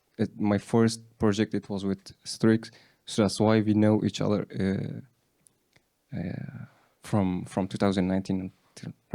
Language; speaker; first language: English; non-native, learner; Persian